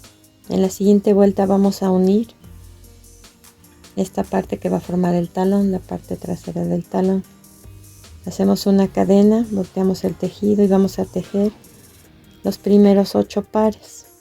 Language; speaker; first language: Spanish; native; Spanish